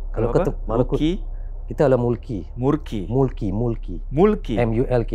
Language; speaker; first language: Malay; native; Malay